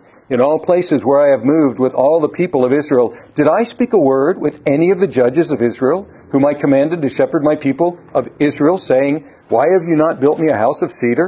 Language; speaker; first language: English; native; English